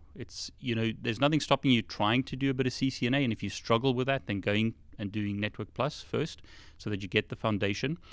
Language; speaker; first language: English; native; English